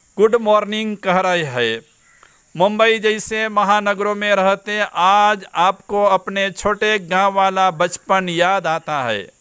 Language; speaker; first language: Hindi; non-native, local second language; Gujarati